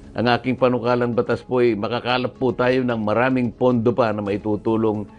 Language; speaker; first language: Filipino; native; Filipino